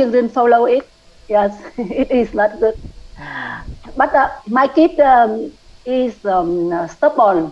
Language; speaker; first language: English; non-native, learner; Vietnamese